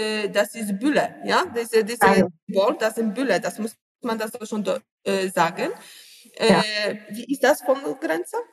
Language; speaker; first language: German; non-native, learner; Polish